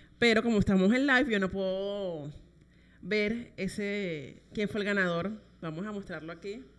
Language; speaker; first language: Spanish; native; Spanish